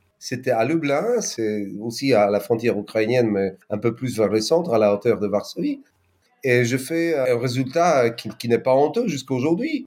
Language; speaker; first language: French; non-native, fluent; Polish